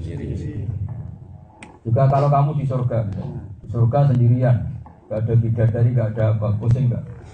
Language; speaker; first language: Indonesian; native; Indonesian